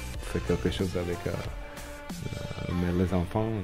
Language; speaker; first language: French; non-native, learner; Slovak